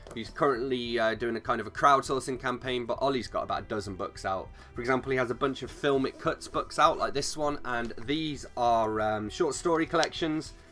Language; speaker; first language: English; native; English